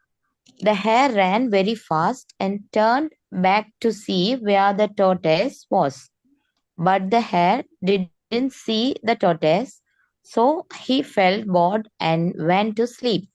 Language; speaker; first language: English; non-native, learner; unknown